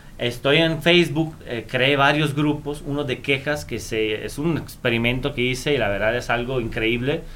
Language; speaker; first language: Spanish; non-native, fluent; Italian